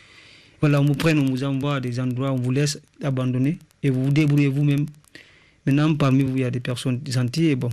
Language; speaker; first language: French; non-native, local second language; Fula